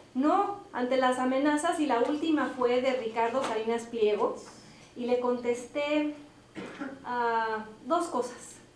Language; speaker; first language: Spanish; native; Spanish